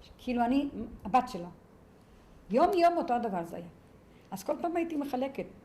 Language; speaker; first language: Hebrew; early bilingual, other home language; Yiddish